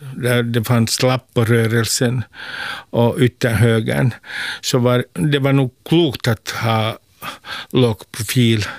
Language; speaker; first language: Swedish; non-native, local second language; Finnish